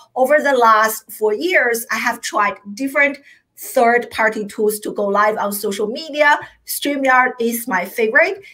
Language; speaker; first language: English; non-native, fluent; Chinese